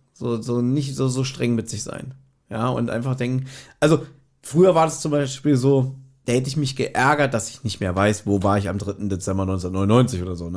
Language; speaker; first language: German; native; German